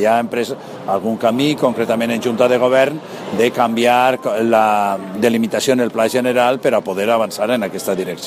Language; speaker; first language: Catalan; native; Catalan